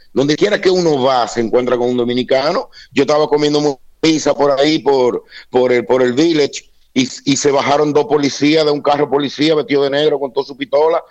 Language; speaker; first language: Spanish; native; Spanish